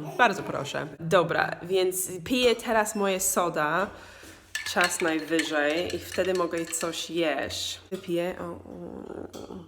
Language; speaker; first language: Polish; non-native, learner; English